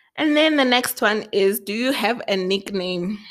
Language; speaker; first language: English; non-native, local second language; Venda